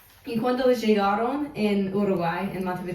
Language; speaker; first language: Spanish; non-native, fluent; English